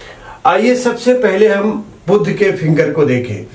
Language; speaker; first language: Hindi; native; Hindi